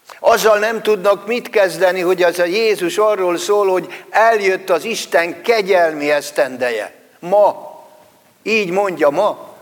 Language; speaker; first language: Hungarian; native; Hungarian